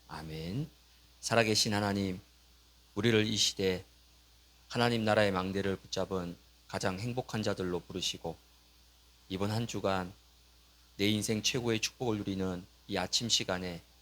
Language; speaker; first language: Korean; native; Korean